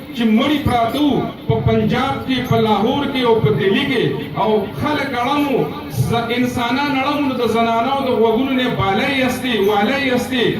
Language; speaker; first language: Pashto; native; Pashto